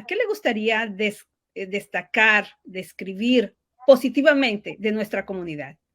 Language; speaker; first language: Spanish; native; Spanish